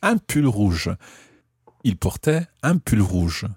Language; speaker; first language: French; non-native, fluent; English